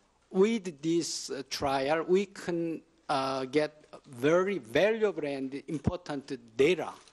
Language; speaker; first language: English; non-native, fluent; Korean